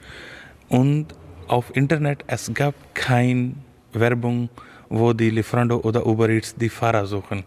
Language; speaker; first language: German; non-native, learner; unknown